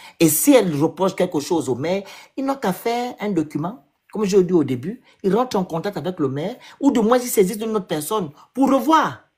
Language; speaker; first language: French; native; French